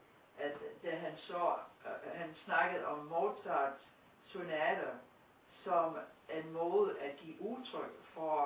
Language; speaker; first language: Danish; non-native, fluent; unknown